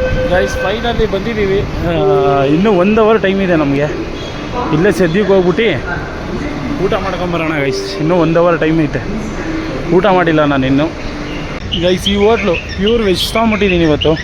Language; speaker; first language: Kannada; native; Kannada